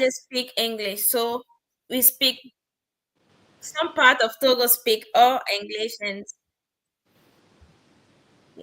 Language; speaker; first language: English; non-native, learner; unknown